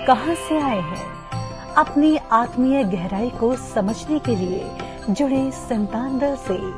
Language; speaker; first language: Hindi; native; Hindi